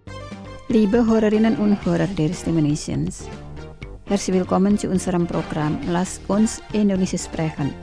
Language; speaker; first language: German; non-native, fluent; Indonesian